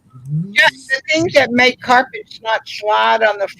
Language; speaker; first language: English; native; English